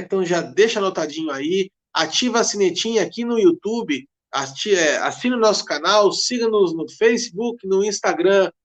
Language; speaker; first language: Portuguese; native; Portuguese